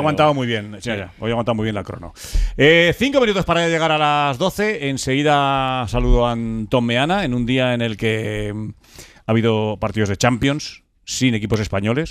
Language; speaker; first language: Spanish; native; Spanish